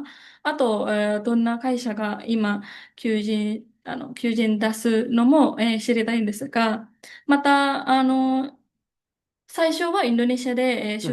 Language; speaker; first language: Japanese; non-native, fluent; Indonesian